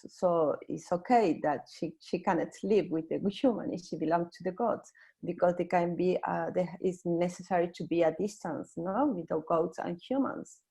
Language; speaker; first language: English; non-native, learner; Spanish